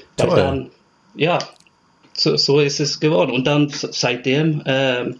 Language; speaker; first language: German; non-native, fluent; Norwegian